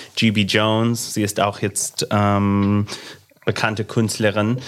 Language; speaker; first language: German; non-native, fluent; English